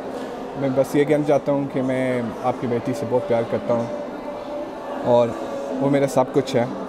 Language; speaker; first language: Hindi; early bilingual, heritage; Hindi